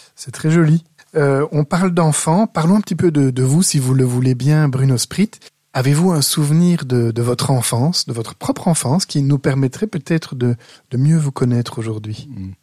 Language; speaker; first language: French; native; French